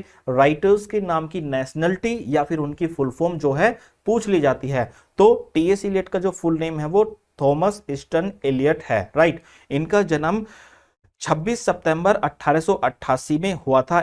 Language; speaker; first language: Hindi; native; Hindi